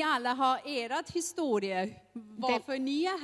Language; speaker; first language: Swedish; non-native, learner; German